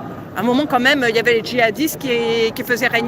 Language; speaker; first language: French; native; French